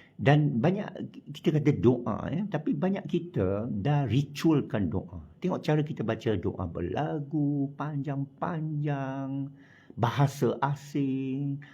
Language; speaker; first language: Malay; non-native, local second language; Chinese